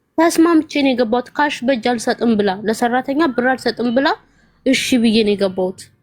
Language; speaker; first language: Amharic; native; Amharic